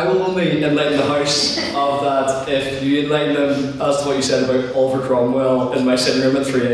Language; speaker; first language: English; native; English